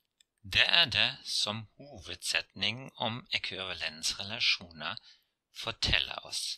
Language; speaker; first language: Norwegian; non-native, fluent; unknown